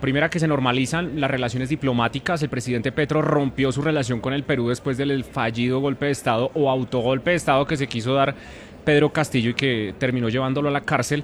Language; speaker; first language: Spanish; native; Spanish